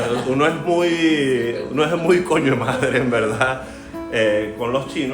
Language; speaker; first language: Spanish; native; Spanish